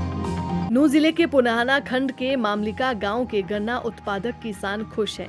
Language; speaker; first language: Hindi; native; Hindi